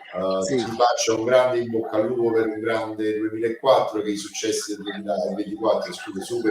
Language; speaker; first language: Italian; native; Italian